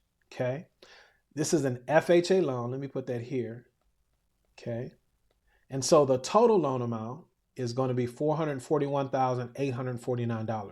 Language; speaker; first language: English; native; English